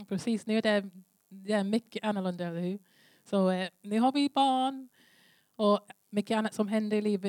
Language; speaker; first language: Swedish; non-native, learner; English